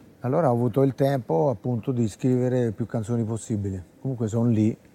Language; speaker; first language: Italian; native; Italian